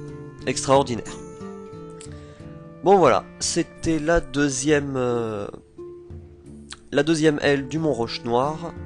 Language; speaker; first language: French; native; French